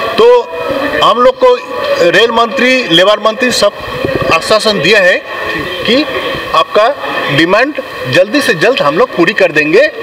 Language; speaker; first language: Hindi; non-native, local second language; Bangla